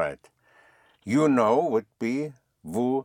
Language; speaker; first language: English; non-native, fluent; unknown